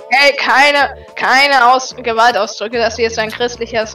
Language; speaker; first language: German; native; German